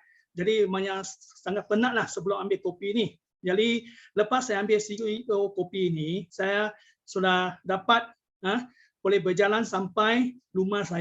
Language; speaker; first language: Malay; non-native, local second language; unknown